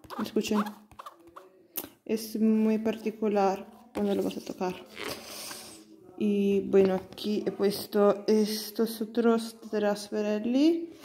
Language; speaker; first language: Spanish; non-native, learner; Italian